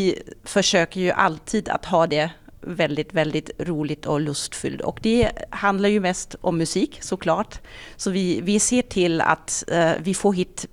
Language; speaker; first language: Swedish; non-native, fluent; German